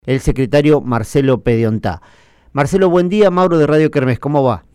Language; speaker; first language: Spanish; native; Spanish